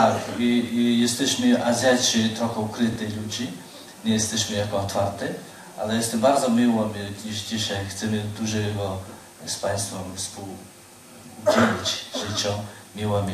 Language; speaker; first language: Polish; non-native, learner; Mongolian